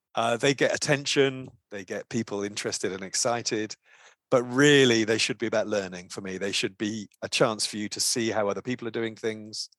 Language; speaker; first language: English; native; English